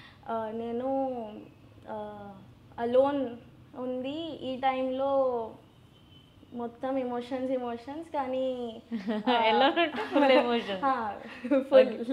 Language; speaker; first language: Telugu; non-native, learner; Gujarati